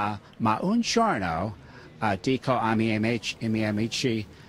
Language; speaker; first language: Italian; early bilingual, heritage; English